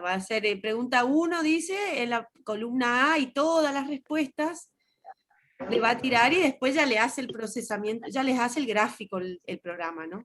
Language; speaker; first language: Spanish; native; Spanish